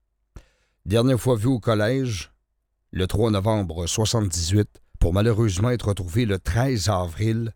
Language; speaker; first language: French; native; French